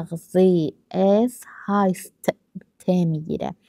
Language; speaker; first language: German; non-native, learner; Persian